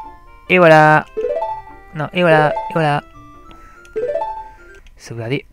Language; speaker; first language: French; native; French